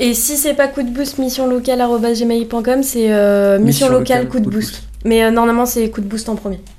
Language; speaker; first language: French; native; French